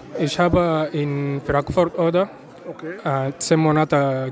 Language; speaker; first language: German; non-native, learner; Arabic